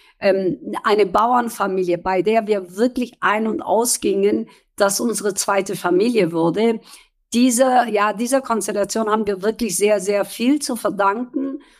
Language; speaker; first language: German; early bilingual, other home language; Kurdish